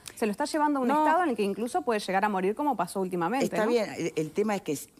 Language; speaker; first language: Spanish; native; Spanish